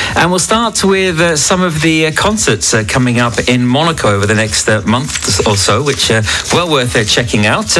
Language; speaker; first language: English; native; English